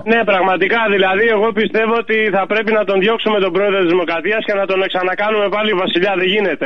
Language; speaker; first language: Greek; early bilingual, other home language; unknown